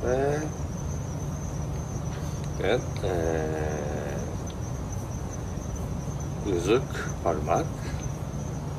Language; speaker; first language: Turkish; non-native, learner; Japanese